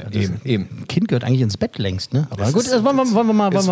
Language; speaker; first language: German; native; German